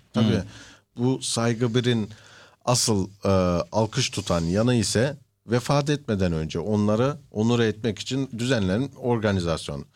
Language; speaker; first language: Turkish; early bilingual, heritage; Turkish